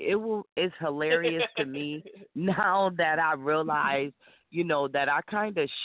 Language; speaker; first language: English; native; English